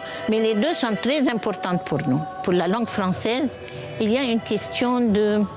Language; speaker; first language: French; non-native, fluent; Arabic